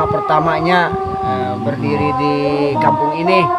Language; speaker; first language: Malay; non-native, local second language; Sundanese